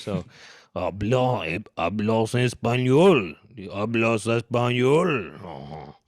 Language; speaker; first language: Spanish; non-native, learner; English